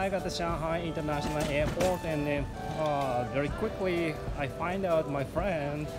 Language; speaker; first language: English; non-native, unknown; Japanese